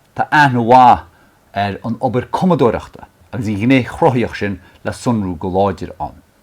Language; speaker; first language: Irish; native; Irish